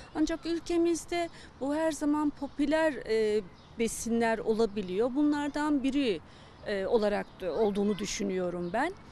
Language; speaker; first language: Turkish; native; Turkish